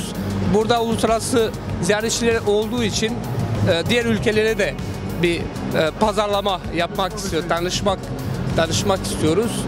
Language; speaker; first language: Turkish; non-native, fluent; Albanian